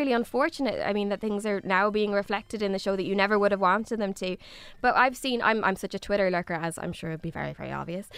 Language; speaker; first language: English; native; English